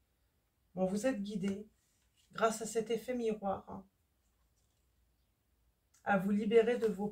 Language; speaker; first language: French; native; French